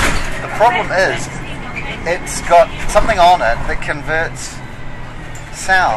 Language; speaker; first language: English; native; English